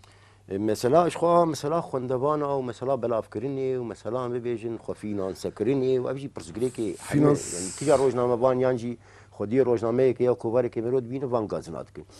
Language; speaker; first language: Kurdish; native; Kurdish